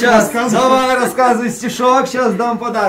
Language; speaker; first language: Russian; native; Russian